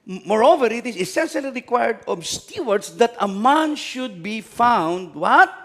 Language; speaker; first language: English; non-native, local second language; Filipino